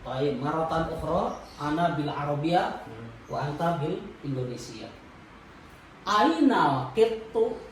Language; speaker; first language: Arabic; non-native, fluent; Indonesian